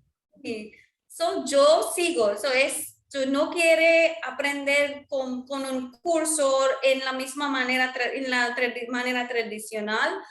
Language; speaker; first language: Spanish; non-native, fluent; Marwari